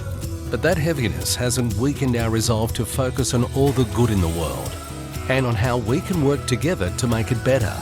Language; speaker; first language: English; native; English